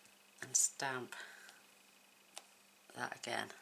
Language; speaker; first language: English; native; English